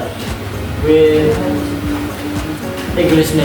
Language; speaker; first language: English; non-native, learner; Indonesian